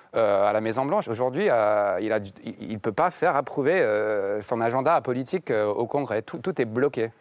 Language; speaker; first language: French; non-native, fluent; English